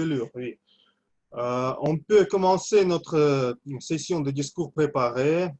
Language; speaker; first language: French; non-native, fluent; Russian